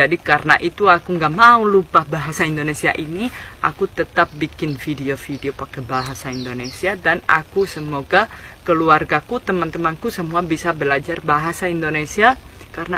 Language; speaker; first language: Indonesian; non-native, fluent; Spanish